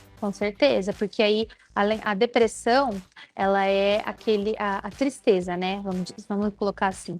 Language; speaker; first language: Portuguese; native; Portuguese